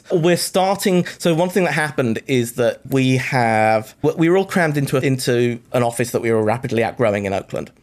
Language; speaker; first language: English; native; English